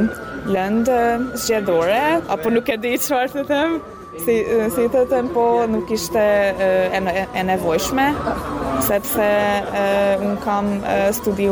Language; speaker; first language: Albanian; non-native, learner; Hungarian